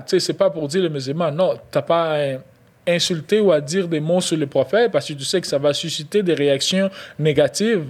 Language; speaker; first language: French; non-native, local second language; Lingala